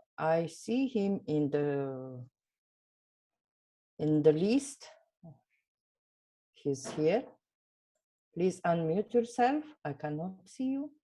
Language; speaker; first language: English; non-native, fluent; Romanian